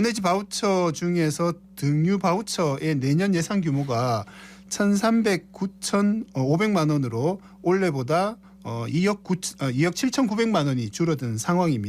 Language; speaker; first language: Korean; native; Korean